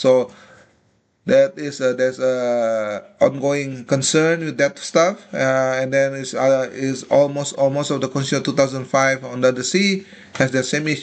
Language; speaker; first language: English; non-native, fluent; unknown